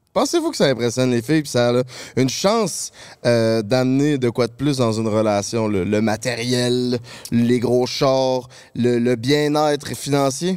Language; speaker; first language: French; native; French